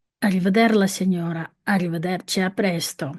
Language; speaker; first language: Italian; non-native, fluent; Ukrainian